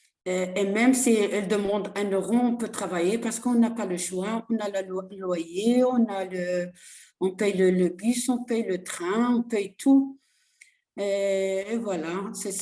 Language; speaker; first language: French; non-native, learner; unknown